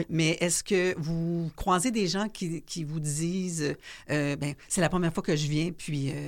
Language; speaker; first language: French; native; French